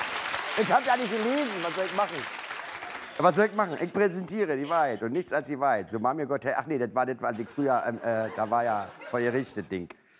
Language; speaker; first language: German; native; German